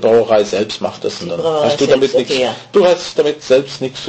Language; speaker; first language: German; non-native, fluent; English